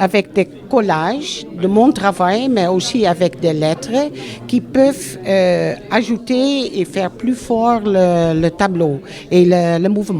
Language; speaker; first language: French; non-native, fluent; Dutch